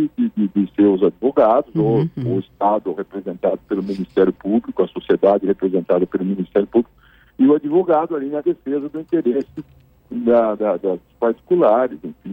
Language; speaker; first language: Portuguese; native; Portuguese